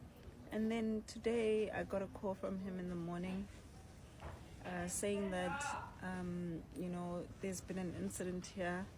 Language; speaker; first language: English; non-native, local second language; Zulu